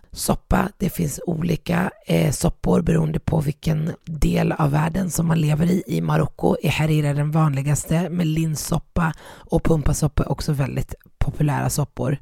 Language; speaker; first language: Swedish; early bilingual, other home language; Arabic